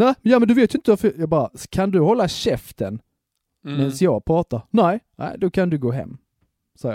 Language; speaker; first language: Swedish; native; Swedish